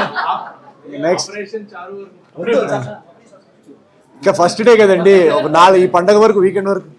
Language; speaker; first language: Telugu; native; Telugu